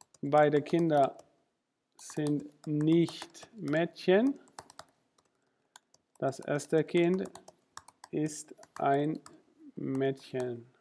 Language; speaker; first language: German; non-native, fluent; Spanish